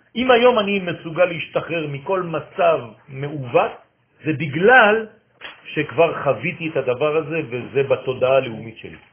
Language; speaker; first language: Hebrew; non-native, fluent; French